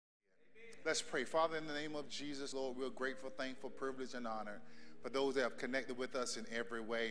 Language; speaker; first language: English; native; English